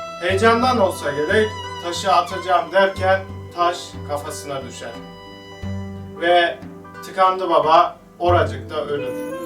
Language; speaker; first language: Turkish; native; Turkish